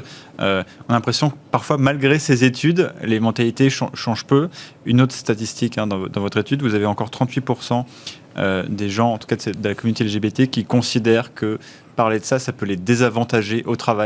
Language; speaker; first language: French; native; French